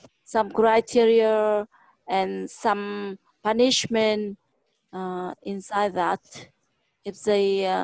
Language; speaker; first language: English; non-native, fluent; Vietnamese